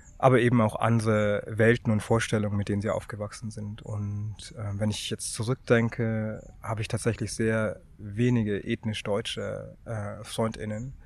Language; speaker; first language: German; early bilingual, other home language; Tamil